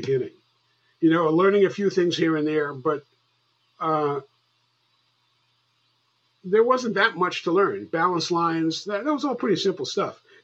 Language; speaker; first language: English; native; English